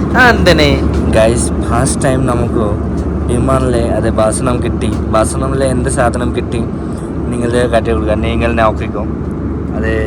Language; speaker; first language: Malayalam; non-native, learner; Bangla